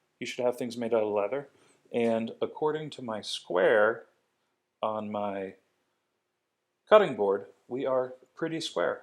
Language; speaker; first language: English; native; English